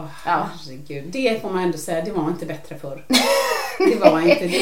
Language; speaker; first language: Swedish; native; Swedish